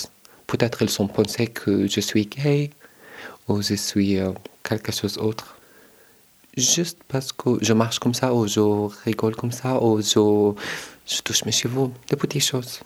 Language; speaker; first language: French; non-native, learner; Arabic